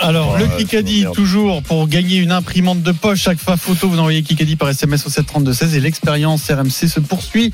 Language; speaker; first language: French; native; French